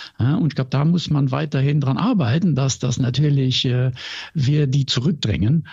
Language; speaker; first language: German; non-native, local second language; Luxembourgish